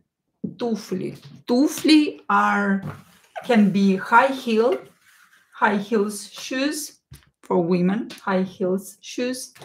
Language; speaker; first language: English; non-native, fluent; Russian